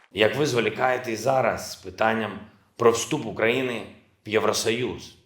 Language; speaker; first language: Ukrainian; non-native, local second language; Russian